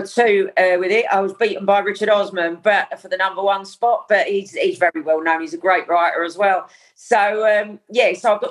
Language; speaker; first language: English; native; English